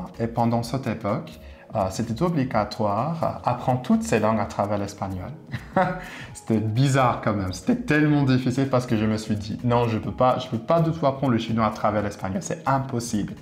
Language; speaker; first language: French; non-native, fluent; English